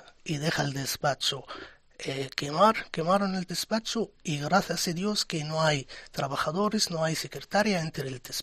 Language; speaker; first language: Spanish; non-native, fluent; Arabic